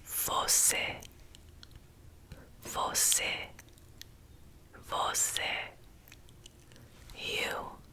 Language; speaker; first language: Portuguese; non-native, learner; English